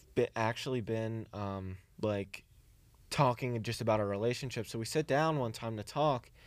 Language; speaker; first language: English; early bilingual, other home language; Italian